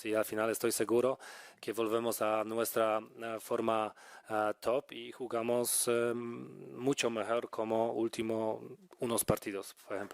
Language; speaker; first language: Spanish; non-native, fluent; Polish